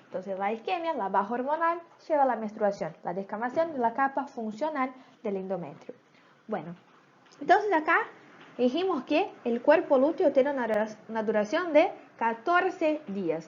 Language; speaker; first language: Spanish; native; Spanish